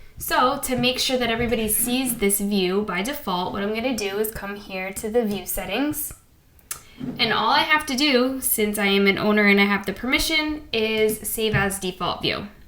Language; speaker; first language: English; native; English